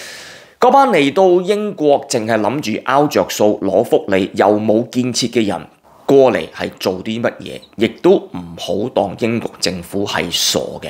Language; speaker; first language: Cantonese; native; Cantonese